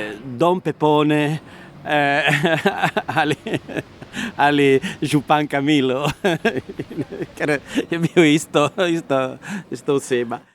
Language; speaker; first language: Slovenian; non-native, learner; Italian